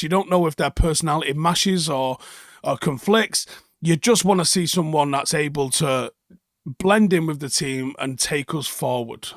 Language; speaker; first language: English; native; English